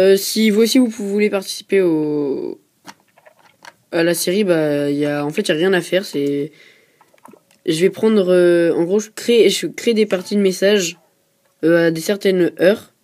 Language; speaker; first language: French; native; French